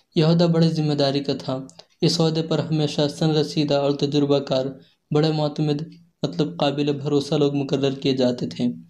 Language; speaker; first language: Urdu; native; Urdu